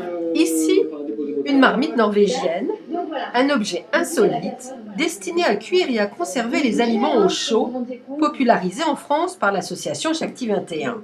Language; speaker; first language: French; native; French